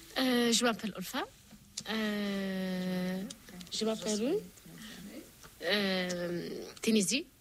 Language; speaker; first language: French; non-native, learner; Arabic